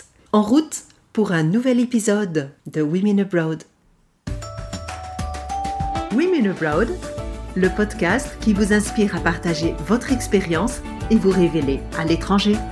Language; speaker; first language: French; native; French